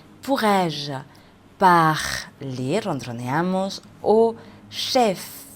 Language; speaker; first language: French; non-native, fluent; Spanish